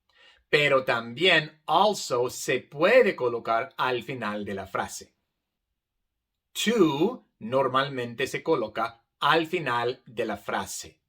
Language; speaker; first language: Spanish; non-native, fluent; English